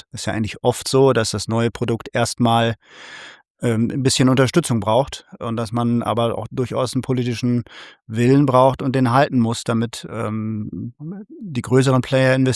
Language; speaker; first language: German; native; German